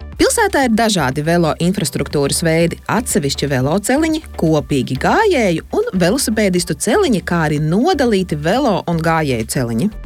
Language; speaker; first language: Latvian; native; Latvian